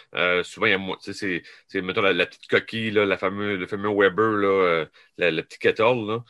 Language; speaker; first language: French; native; French